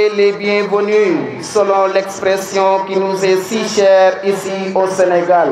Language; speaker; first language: French; non-native, local second language; Serer